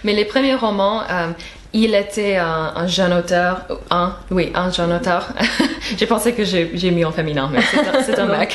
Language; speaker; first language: French; non-native, fluent; English